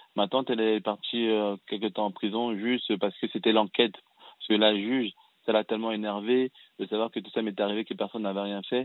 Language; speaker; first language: French; early bilingual, other home language; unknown